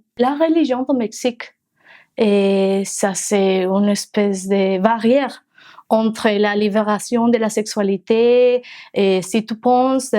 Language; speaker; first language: French; non-native, learner; Spanish